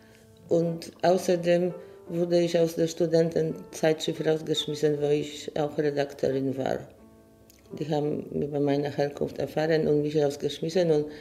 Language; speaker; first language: German; non-native, fluent; Polish